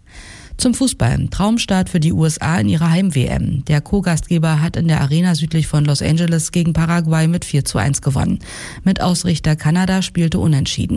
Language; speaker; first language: German; native; German